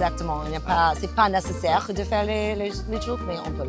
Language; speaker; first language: French; non-native, fluent; English